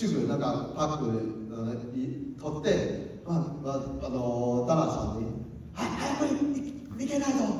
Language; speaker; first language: Japanese; non-native, learner; Cantonese